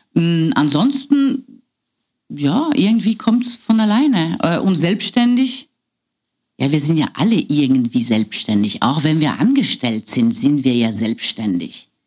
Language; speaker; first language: German; non-native, fluent; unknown